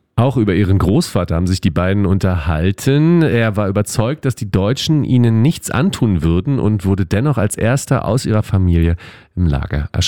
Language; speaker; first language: German; native; German